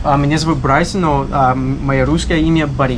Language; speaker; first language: Russian; non-native, learner; English